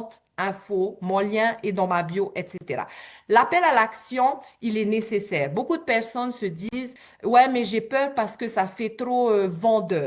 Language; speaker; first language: French; native; French